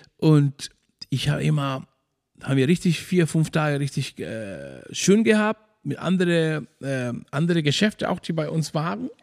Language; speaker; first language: German; non-native, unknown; Spanish